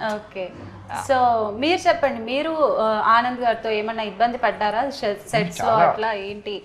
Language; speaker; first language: Telugu; native; Telugu